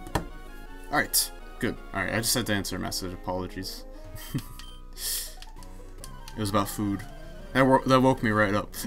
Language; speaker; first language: English; native; English